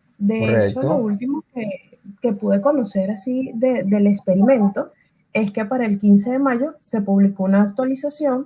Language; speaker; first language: Spanish; native; Spanish